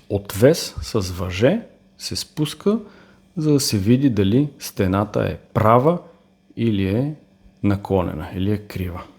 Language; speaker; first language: Bulgarian; native; Bulgarian